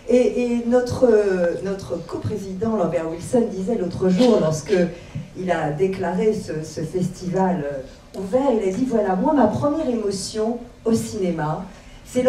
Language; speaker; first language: French; native; French